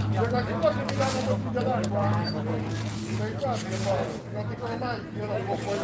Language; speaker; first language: Italian; native; Italian